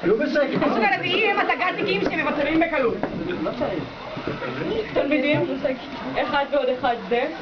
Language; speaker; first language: Hebrew; native; Hebrew